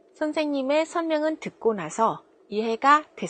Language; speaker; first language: Korean; non-native, fluent; Vietnamese